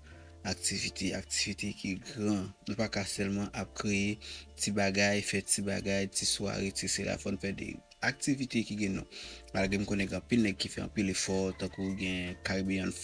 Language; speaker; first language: Haitian Creole; native; Haitian Creole